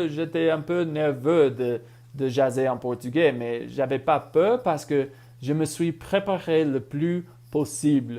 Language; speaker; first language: French; non-native, fluent; English